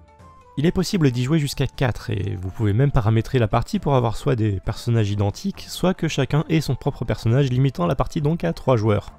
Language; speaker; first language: French; native; French